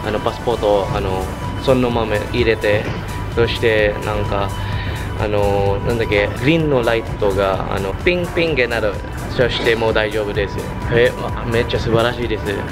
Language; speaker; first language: Japanese; non-native, learner; Filipino